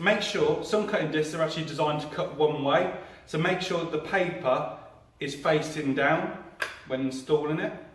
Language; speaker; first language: English; native; English